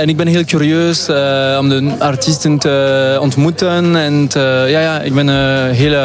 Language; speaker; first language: Dutch; non-native, local second language; French